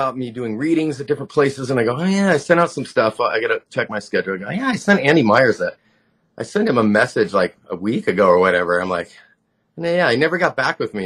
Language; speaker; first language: English; native; English